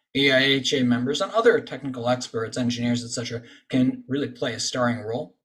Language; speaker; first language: English; native; English